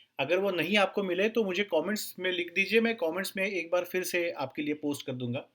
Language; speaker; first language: Hindi; non-native, local second language; Marathi